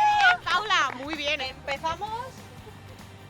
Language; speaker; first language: Spanish; native; Spanish